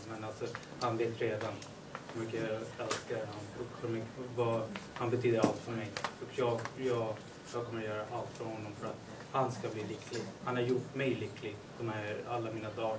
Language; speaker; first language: Swedish; early bilingual, other home language; Urdu